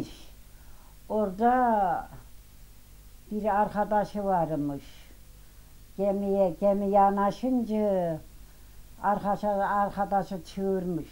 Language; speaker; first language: Turkish; native; Turkish